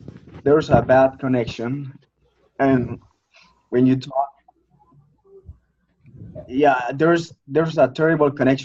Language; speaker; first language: English; non-native, fluent; Spanish